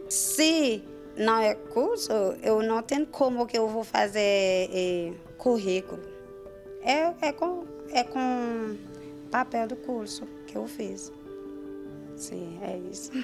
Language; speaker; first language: Portuguese; non-native, learner; Haitian Creole